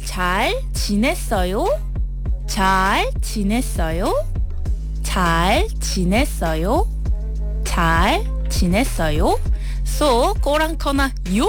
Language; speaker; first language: Korean; non-native, learner; Malay